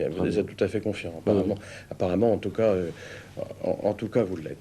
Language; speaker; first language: French; native; French